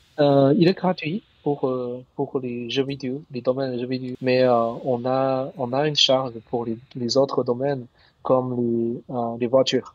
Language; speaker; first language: French; non-native, learner; Chinese